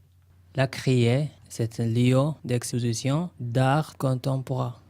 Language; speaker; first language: French; non-native, learner; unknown